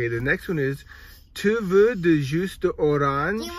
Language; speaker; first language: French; non-native, learner; English